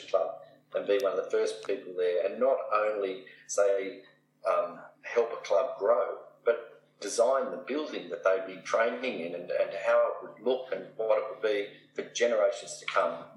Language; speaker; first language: English; native; English